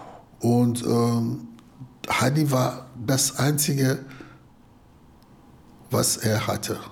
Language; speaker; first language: German; non-native, fluent; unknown